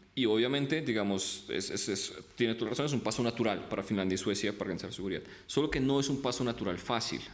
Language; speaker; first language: Spanish; early bilingual, other home language; Russian